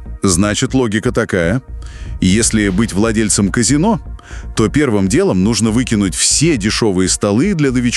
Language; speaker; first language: Russian; native; Russian